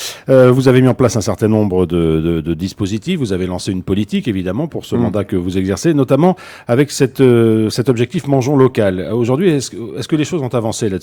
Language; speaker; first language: French; native; French